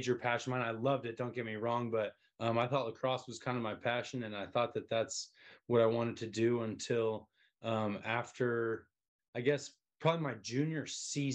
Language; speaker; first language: English; native; English